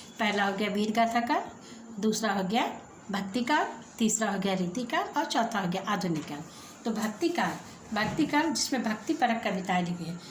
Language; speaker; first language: Hindi; native; Hindi